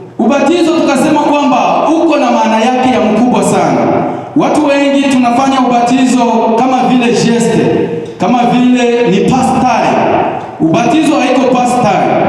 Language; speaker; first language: Swahili; native; Swahili